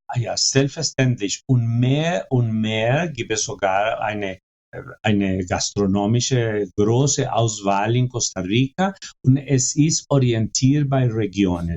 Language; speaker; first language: German; non-native, fluent; Spanish